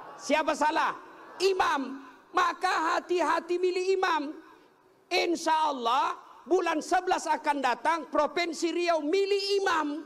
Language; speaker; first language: Indonesian; native; Indonesian